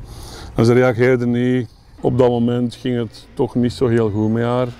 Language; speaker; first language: Dutch; native; Dutch